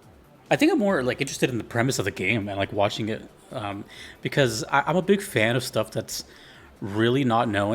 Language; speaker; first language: English; native; English